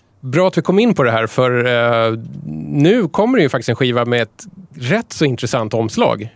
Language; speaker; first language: Swedish; native; Swedish